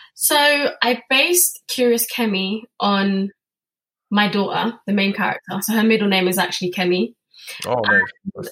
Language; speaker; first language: English; native; English